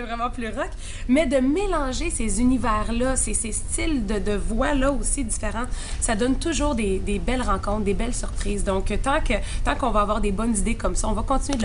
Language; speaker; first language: French; native; French